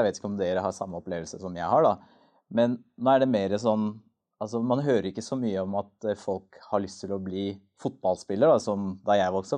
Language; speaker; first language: Norwegian; native; Norwegian